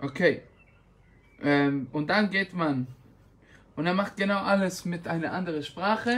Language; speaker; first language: German; non-native, fluent; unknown